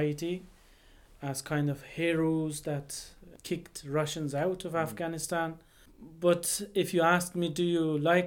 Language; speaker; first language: English; non-native, fluent; Persian